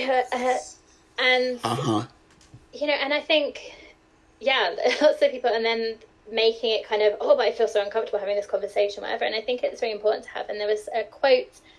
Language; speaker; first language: English; native; English